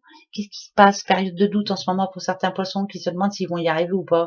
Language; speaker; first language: French; native; French